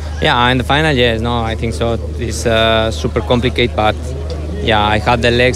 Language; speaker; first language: English; non-native, learner; Spanish